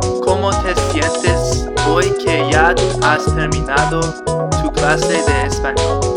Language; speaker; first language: Spanish; non-native, learner; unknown